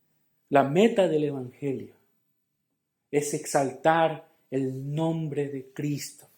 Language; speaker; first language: Spanish; native; Spanish